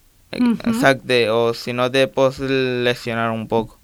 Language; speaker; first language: Catalan; non-native, local second language; Spanish